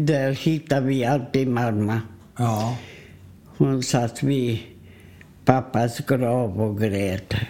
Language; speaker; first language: Swedish; non-native, fluent; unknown